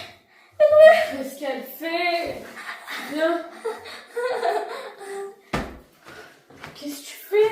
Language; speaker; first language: French; native; French